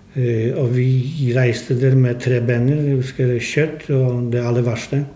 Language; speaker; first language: Norwegian; non-native, fluent; Polish